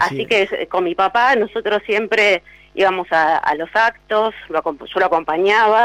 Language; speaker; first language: Spanish; native; Spanish